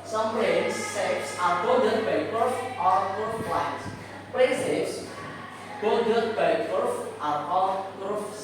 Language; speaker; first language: English; non-native, learner; Indonesian